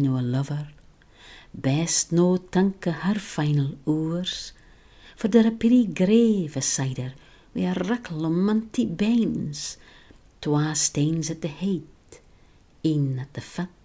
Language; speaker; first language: English; non-native, local second language; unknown